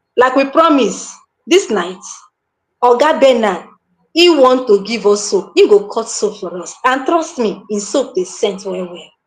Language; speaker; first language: Nigerian Pidgin; native; Nigerian Pidgin